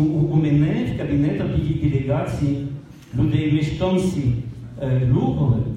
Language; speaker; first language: Ukrainian; non-native, learner; French